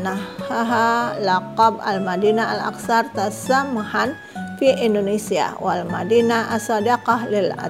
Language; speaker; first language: Arabic; non-native, fluent; Indonesian